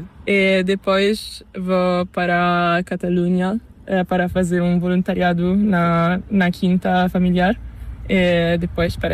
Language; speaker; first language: Spanish; non-native, learner; Portuguese